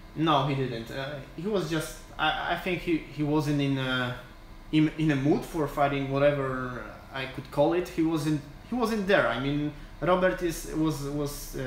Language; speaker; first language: English; non-native, fluent; Polish